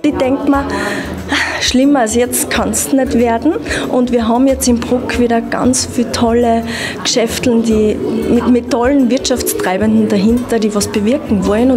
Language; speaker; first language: German; native; German